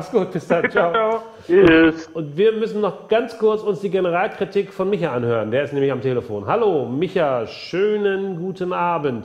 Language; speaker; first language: German; native; German